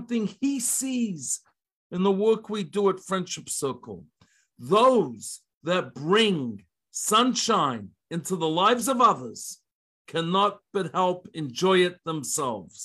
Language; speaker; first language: English; native; English